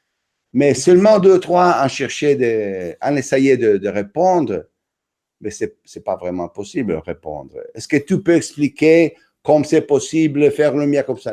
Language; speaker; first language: French; non-native, fluent; Italian